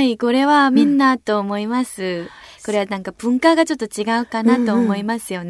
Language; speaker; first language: Japanese; non-native, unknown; Korean